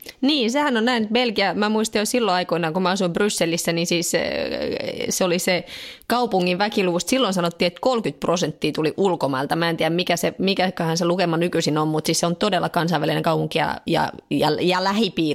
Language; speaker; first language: Finnish; native; Finnish